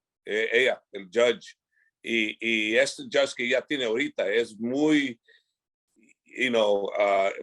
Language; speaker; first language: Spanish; early bilingual, heritage; English